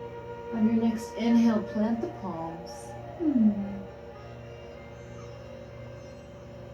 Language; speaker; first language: English; native; English